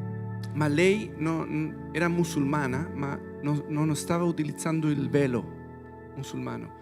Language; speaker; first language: Italian; non-native, fluent; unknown